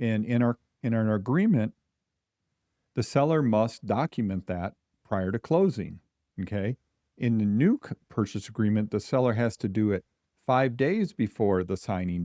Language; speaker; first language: English; native; English